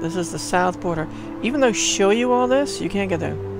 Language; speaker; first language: English; native; English